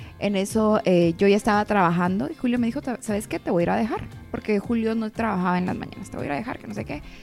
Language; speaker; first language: Spanish; native; Spanish